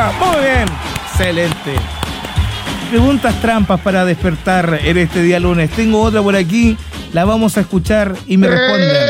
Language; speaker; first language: Spanish; native; Spanish